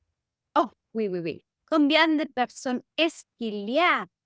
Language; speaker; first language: French; non-native, learner; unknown